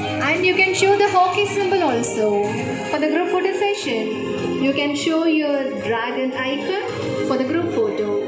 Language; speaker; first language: English; non-native, local second language; Tamil